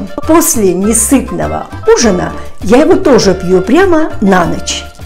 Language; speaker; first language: Russian; native; Russian